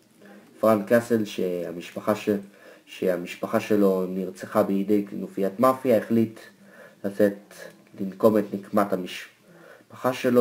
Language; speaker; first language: Hebrew; native; Hebrew